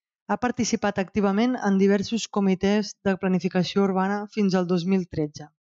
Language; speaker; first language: Catalan; native; Catalan